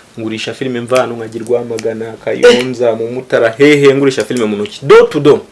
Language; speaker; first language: Kinyarwanda; early bilingual, heritage; Kinyarwanda